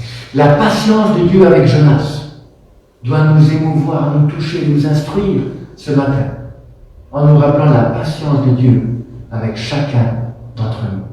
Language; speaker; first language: French; native; French